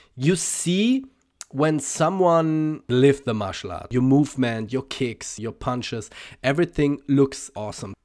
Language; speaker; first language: English; non-native, fluent; German